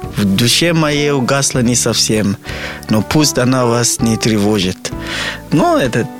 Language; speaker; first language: Russian; non-native, fluent; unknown